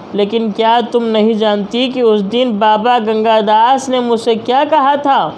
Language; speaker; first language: Hindi; non-native, local second language; Telugu